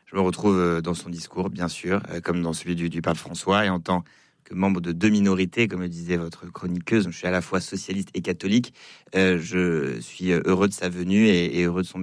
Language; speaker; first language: French; native; French